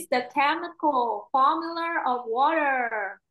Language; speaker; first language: English; non-native, fluent; Vietnamese